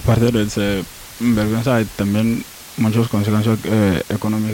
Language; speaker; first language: Spanish; non-native, learner; Wolof